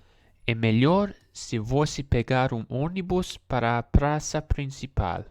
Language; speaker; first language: Portuguese; non-native, learner; English